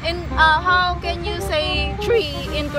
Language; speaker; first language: English; non-native, local second language; Filipino